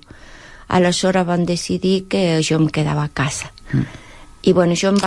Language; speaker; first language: Catalan; non-native, learner; Spanish